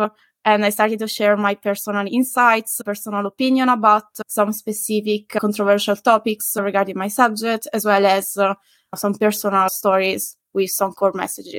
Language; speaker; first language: English; non-native, fluent; Italian